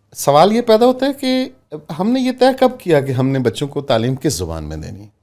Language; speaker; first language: Urdu; non-native, local second language; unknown